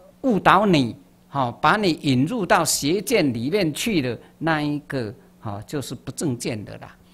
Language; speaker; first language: Chinese; native; Chinese